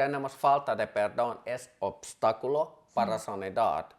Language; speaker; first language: Spanish; non-native, fluent; Finnish